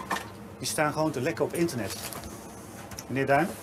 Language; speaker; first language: Dutch; native; Dutch